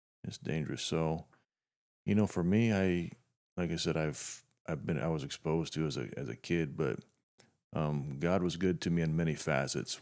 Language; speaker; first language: English; native; English